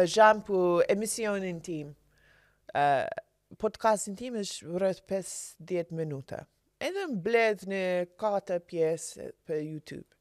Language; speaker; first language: Albanian; non-native, learner; English